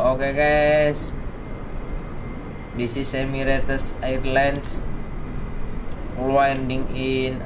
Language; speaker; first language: English; non-native, local second language; Indonesian